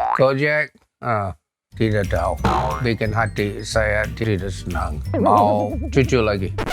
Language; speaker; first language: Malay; non-native, learner; English